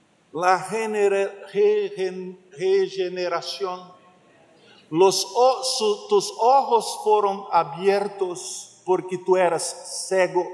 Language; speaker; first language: Spanish; non-native, learner; Portuguese